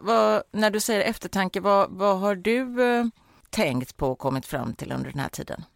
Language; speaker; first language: Swedish; native; Swedish